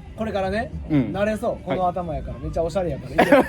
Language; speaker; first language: Japanese; native; Japanese